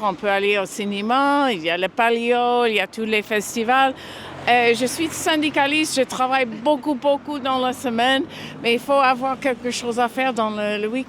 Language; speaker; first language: French; non-native, fluent; English